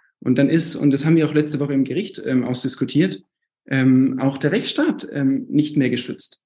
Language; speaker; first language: German; native; German